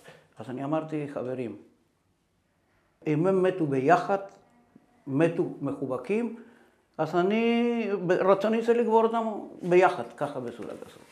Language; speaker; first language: Hebrew; non-native, fluent; Spanish